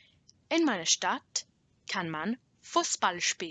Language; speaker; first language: German; non-native, learner; English